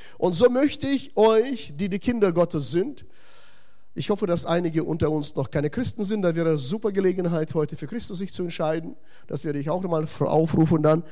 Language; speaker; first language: German; non-native, fluent; Russian